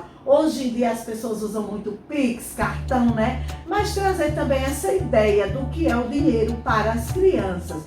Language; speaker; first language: Portuguese; native; Portuguese